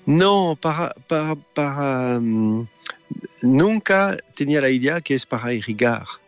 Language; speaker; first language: Spanish; non-native, fluent; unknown